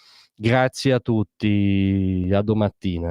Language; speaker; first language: Italian; native; Italian